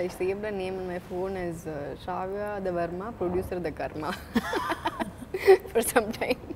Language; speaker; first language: Telugu; non-native, fluent; Malayalam